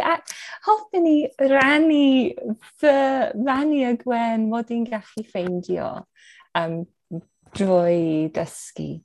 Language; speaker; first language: Welsh; non-native, fluent; English